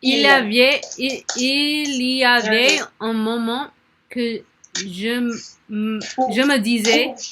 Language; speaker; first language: French; non-native, learner; English